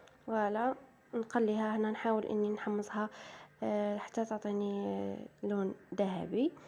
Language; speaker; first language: Arabic; native; Arabic